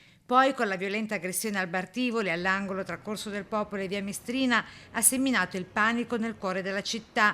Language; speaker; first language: Italian; native; Italian